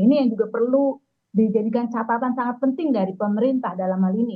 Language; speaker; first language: Indonesian; native; Indonesian